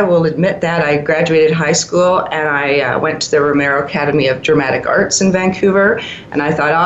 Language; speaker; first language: English; native; English